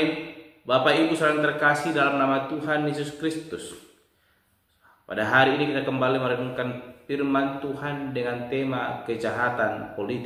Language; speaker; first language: Indonesian; native; Indonesian